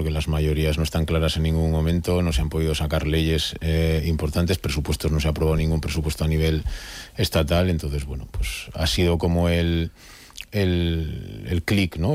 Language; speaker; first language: Spanish; native; Spanish